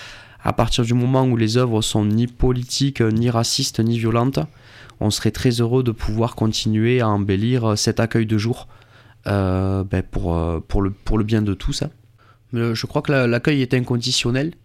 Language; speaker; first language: French; native; French